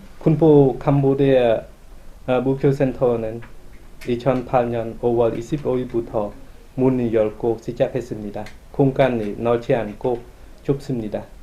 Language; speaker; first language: Korean; non-native, fluent; Khmer